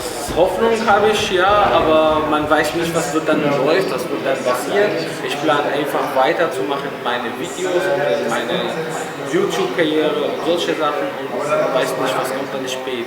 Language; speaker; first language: German; non-native, learner; Arabic